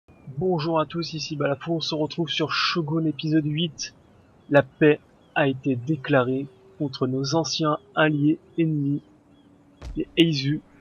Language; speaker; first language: French; native; French